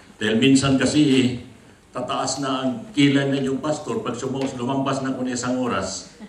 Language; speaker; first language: Filipino; non-native, local second language; Cebuano